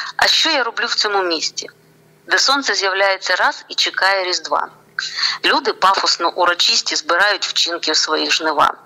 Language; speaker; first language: Ukrainian; non-native, local second language; Russian